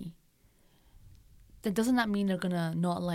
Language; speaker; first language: English; native; English